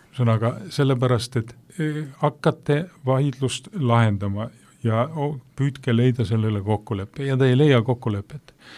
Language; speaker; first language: Estonian; native; Estonian